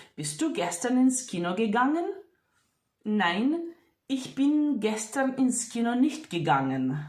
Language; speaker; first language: German; non-native, fluent; Ukrainian